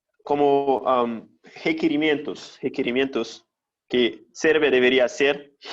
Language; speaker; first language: Spanish; non-native, fluent; Portuguese